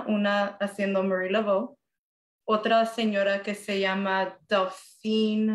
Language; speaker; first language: Spanish; early bilingual, heritage; Spanish